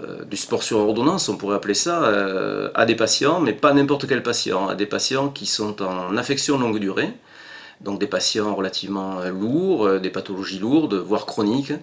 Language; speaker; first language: French; native; French